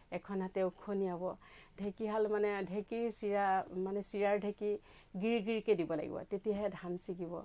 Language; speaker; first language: Assamese; native; Assamese